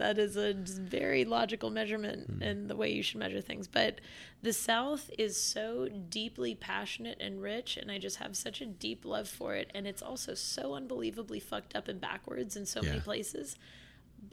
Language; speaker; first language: English; native; English